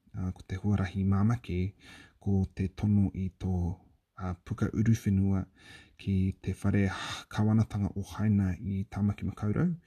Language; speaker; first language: Māori; native; Māori